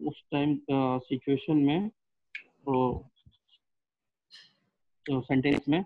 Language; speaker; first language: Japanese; non-native, learner; Hindi